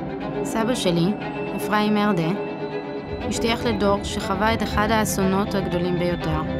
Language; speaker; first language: Hebrew; native; Hebrew